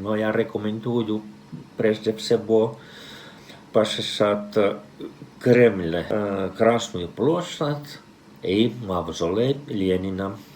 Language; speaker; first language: Russian; non-native, fluent; Finnish